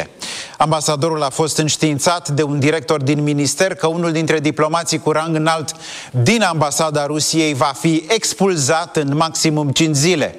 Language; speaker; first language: Romanian; native; Romanian